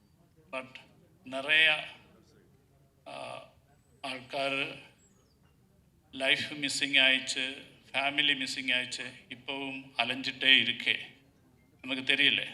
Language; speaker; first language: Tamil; non-native, learner; Malayalam